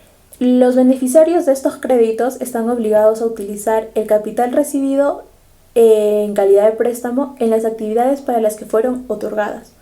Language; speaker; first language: Spanish; native; Spanish